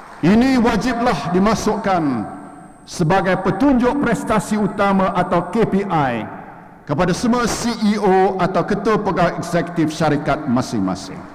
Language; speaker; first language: Malay; native; Malay